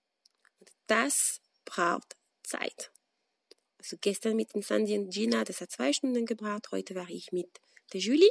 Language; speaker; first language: German; non-native, fluent; French